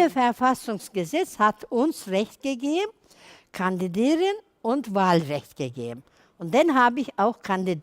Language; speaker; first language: German; non-native, learner; Turkish